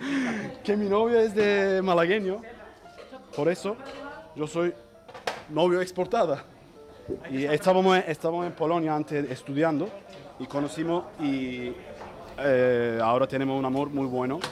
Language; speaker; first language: Spanish; non-native, learner; Turkish